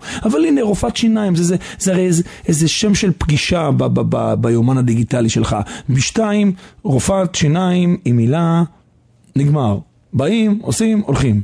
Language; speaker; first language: Hebrew; native; Hebrew